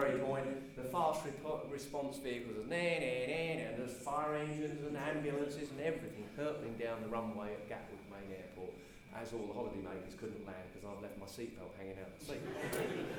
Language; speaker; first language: English; native; English